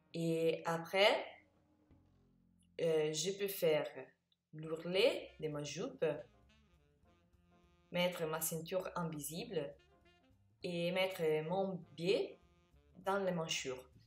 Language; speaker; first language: French; non-native, fluent; Italian